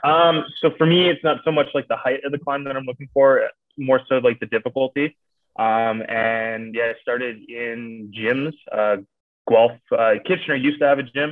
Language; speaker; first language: English; native; English